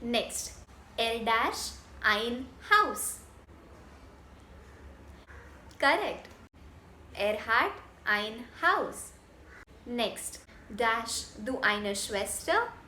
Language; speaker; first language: German; non-native, fluent; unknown